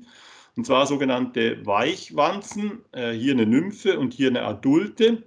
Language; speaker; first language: German; native; German